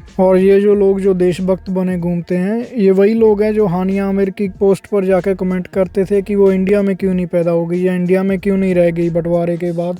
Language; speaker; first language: Hindi; non-native, local second language; Punjabi